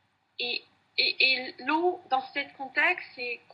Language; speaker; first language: French; non-native, learner; English